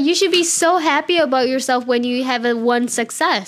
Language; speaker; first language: English; non-native, fluent; Japanese